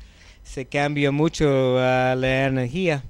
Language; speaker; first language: Spanish; non-native, learner; English